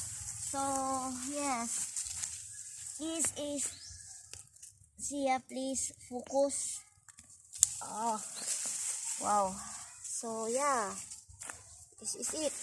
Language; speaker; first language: English; non-native, learner; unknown